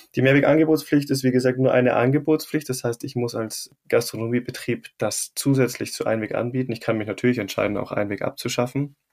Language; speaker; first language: German; native; German